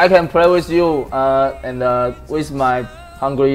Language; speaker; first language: English; non-native, learner; Chinese